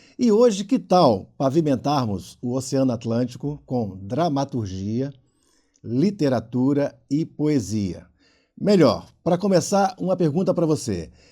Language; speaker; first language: Portuguese; native; Portuguese